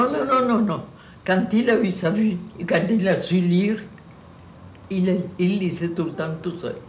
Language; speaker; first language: French; non-native, fluent; Spanish